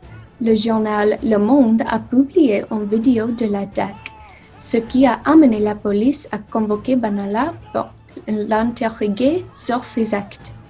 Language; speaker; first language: French; non-native, learner; English